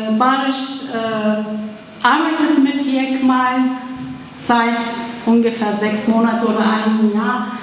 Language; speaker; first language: German; non-native, fluent; Kurdish